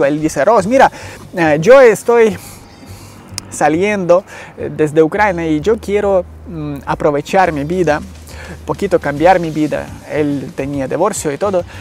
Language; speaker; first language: Spanish; non-native, learner; Ukrainian